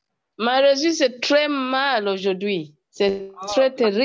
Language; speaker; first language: French; non-native, learner; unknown